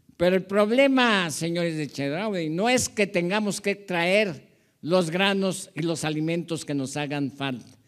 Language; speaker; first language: Spanish; early bilingual, other home language; Japanese